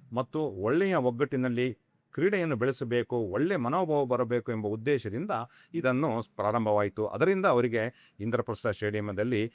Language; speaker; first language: Kannada; non-native, local second language; Kodava